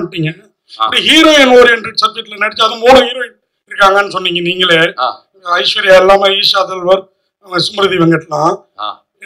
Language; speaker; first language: Tamil; native; Tamil